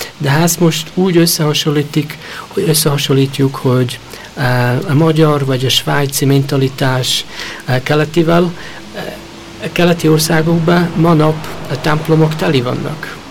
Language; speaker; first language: Hungarian; early bilingual, heritage; Hungarian